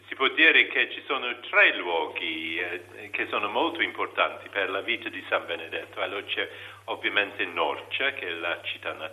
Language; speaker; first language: Italian; non-native, learner; English